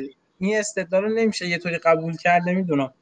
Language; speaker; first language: Persian; native; Persian